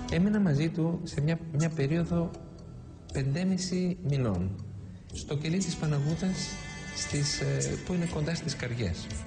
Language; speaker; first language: Greek; native; Greek